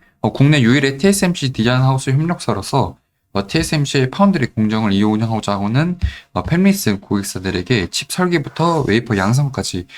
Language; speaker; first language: Korean; native; Korean